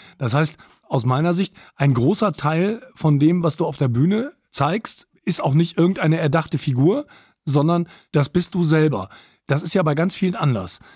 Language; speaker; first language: German; native; German